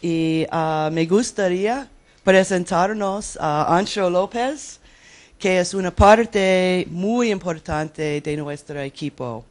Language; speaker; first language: Spanish; non-native, learner; English